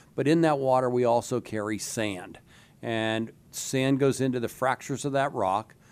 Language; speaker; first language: English; native; English